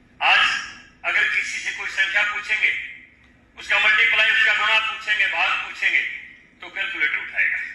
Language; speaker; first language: Hindi; native; Hindi